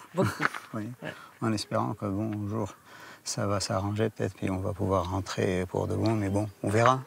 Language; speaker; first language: French; non-native, local second language; Arabic